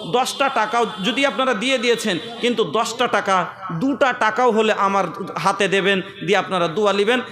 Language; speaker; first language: Bangla; non-native, local second language; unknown